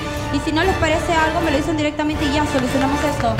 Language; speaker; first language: Spanish; native; Spanish